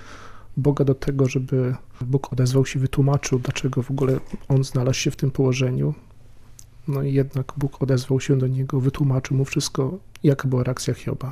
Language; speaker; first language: Polish; native; Polish